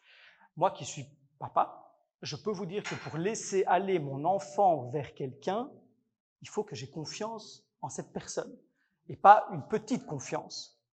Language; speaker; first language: French; native; French